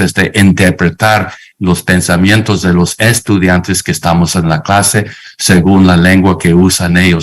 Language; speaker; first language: Spanish; non-native, fluent; English